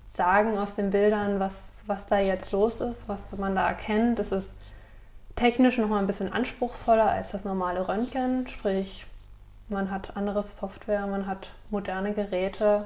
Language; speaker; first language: German; native; German